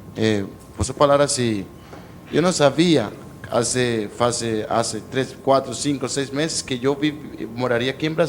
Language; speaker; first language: Portuguese; non-native, learner; Spanish